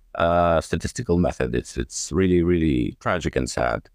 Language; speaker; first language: English; non-native, fluent; Arabic